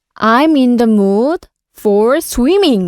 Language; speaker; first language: English; non-native, learner; Korean